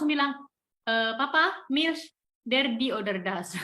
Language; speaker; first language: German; non-native, learner; Indonesian